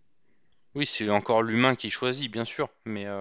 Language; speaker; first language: French; native; French